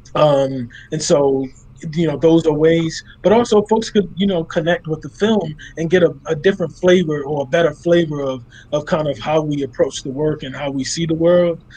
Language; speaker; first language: English; native; English